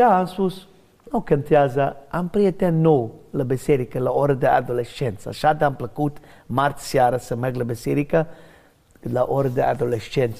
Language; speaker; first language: Romanian; non-native, learner; English